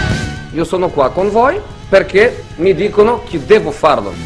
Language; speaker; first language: Italian; non-native, fluent; Portuguese